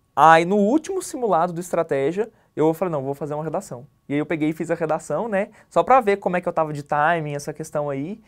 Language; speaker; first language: Portuguese; native; Portuguese